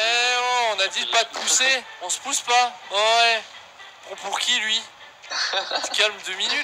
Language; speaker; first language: French; native; French